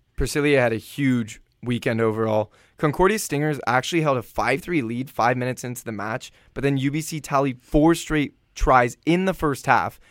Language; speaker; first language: English; native; English